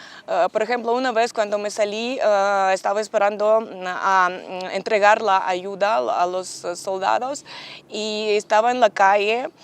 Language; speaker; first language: Spanish; non-native, learner; Ukrainian